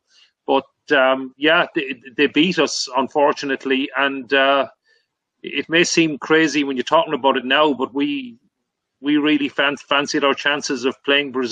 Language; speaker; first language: English; native; English